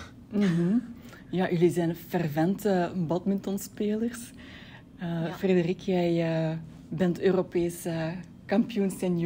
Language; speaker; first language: Dutch; native; Dutch